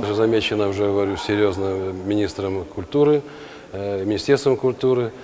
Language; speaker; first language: Russian; native; Russian